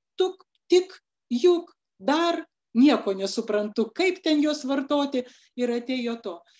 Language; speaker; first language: Lithuanian; native; Lithuanian